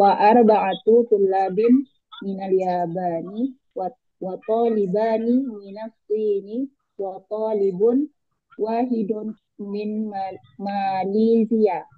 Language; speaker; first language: Arabic; non-native, learner; Indonesian